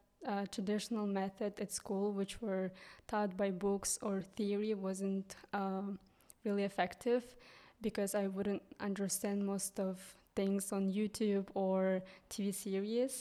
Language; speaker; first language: English; non-native, fluent; Kyrgyz